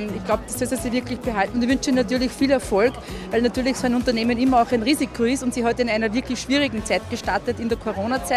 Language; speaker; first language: German; native; German